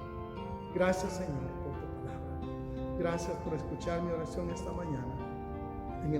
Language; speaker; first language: Spanish; native; Spanish